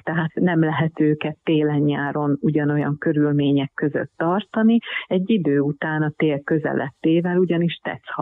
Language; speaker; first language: Hungarian; native; Hungarian